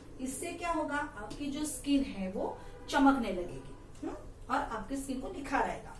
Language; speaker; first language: Hindi; non-native, local second language; Marathi